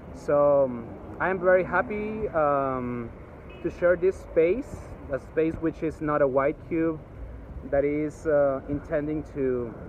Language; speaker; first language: English; early bilingual, other home language; Spanish